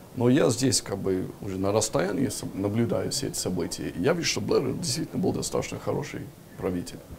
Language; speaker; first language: Russian; non-native, fluent; English